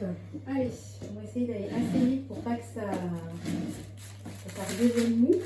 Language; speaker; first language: French; native; French